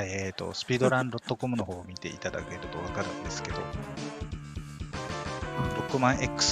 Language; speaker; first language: Japanese; native; Japanese